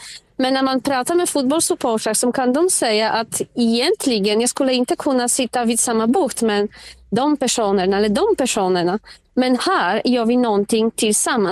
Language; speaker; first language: Swedish; non-native, fluent; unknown